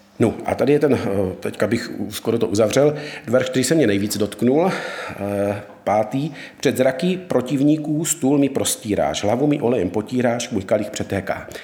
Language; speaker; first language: Czech; native; Czech